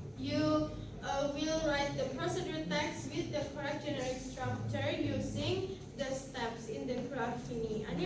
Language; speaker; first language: English; non-native, fluent; Indonesian